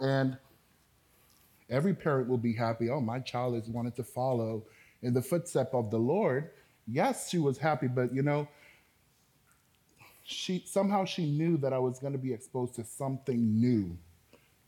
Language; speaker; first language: English; non-native, local second language; Spanish